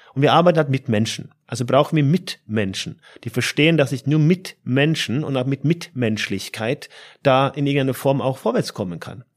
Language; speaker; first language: German; non-native, fluent; Norwegian